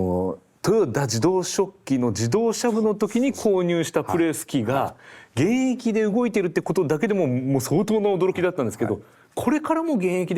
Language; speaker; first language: Japanese; native; Japanese